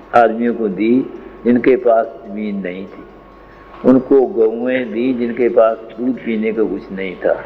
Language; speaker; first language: Hindi; non-native, local second language; Punjabi